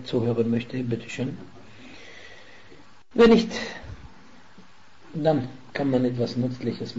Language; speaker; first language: German; non-native, fluent; Arabic